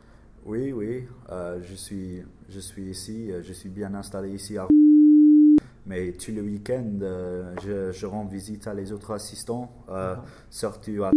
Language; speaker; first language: French; non-native, learner; English